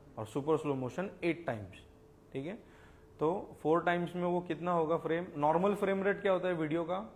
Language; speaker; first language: Hindi; non-native, local second language; Marathi